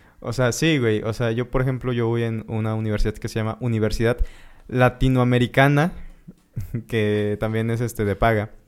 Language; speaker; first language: Spanish; native; Spanish